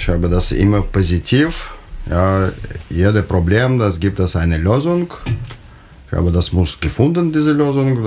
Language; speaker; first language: German; non-native, learner; Russian